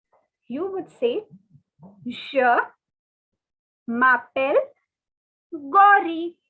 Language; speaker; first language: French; non-native, fluent; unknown